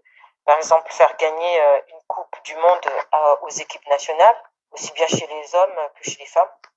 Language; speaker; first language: French; non-native, local second language; Comorian